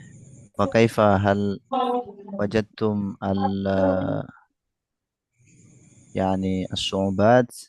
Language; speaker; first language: Arabic; non-native, fluent; Indonesian